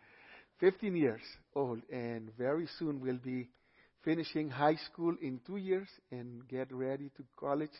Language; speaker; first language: English; non-native, fluent; Papiamento